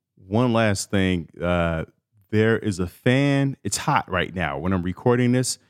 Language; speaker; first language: English; native; English